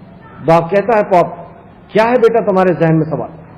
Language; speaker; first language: Urdu; native; Urdu